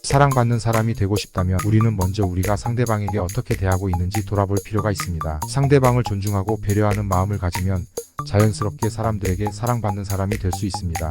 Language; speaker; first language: Korean; native; Korean